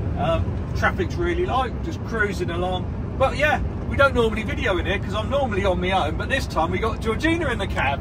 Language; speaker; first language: English; native; English